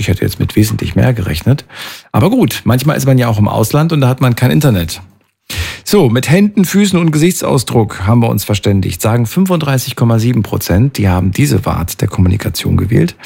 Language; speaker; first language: German; native; German